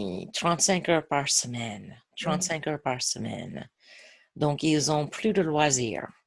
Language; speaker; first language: French; non-native, fluent; English